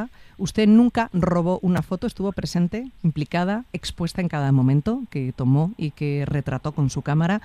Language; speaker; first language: Spanish; native; Spanish